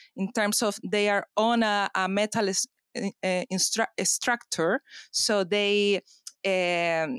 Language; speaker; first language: English; non-native, fluent; Spanish